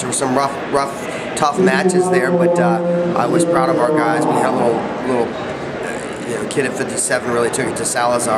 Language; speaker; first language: English; native; English